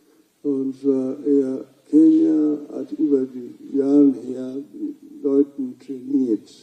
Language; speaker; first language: German; non-native, fluent; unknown